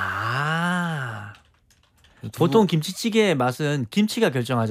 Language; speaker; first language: Korean; native; Korean